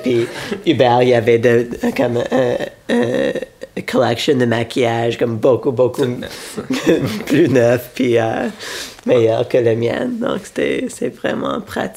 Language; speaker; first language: French; non-native, local second language; English